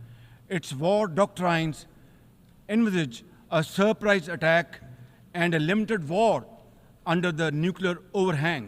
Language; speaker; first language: English; non-native, local second language; Urdu